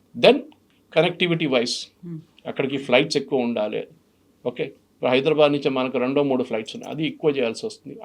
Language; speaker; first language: Telugu; non-native, fluent; Malayalam